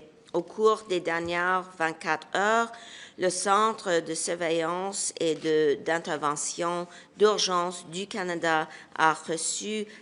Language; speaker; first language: French; non-native, local second language; English